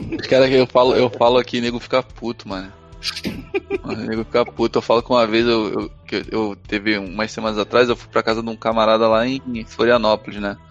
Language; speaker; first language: Portuguese; native; Portuguese